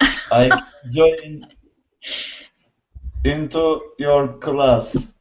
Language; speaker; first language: English; non-native, learner; Turkish